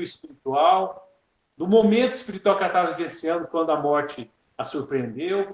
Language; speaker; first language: Portuguese; native; Portuguese